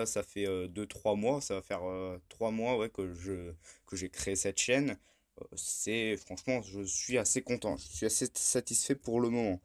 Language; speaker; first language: French; native; French